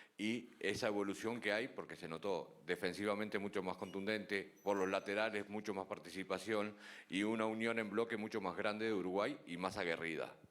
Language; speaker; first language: Spanish; native; Spanish